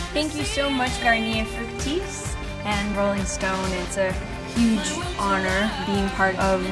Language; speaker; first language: English; non-native, fluent; Spanish